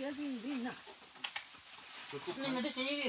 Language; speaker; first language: Japanese; native; Japanese